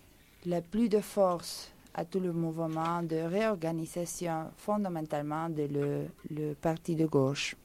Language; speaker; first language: French; non-native, fluent; Spanish